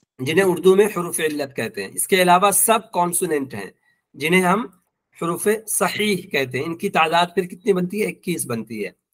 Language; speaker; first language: Urdu; native; Urdu